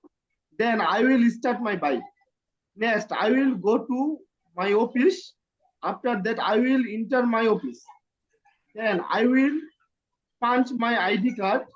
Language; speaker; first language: English; non-native, learner; Bangla